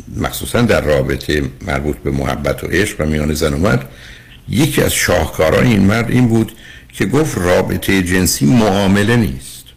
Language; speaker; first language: Persian; native; Persian